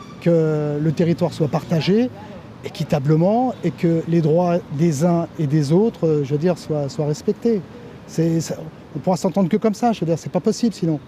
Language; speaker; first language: French; native; French